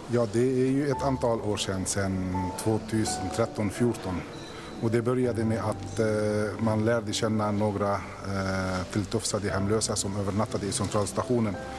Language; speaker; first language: Swedish; non-native, fluent; Arabic